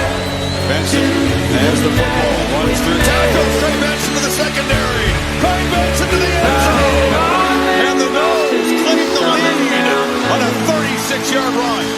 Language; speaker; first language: English; native; English